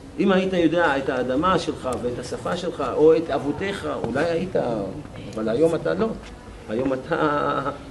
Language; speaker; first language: Hebrew; non-native, local second language; Arabic